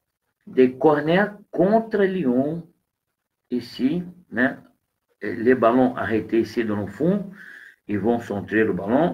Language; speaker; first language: French; non-native, learner; Portuguese